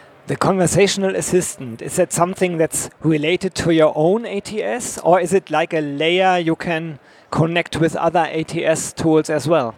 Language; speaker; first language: English; non-native, fluent; German